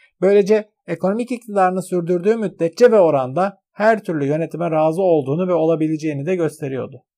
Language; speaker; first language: Turkish; native; Turkish